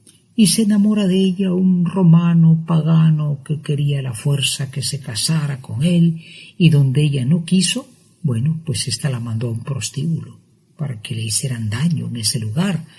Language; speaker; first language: Spanish; native; Spanish